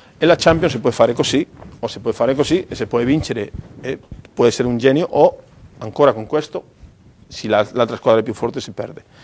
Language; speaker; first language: Italian; non-native, fluent; Spanish